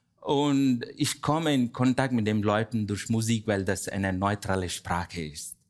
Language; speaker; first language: German; non-native, fluent; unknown